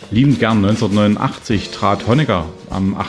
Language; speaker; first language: German; native; German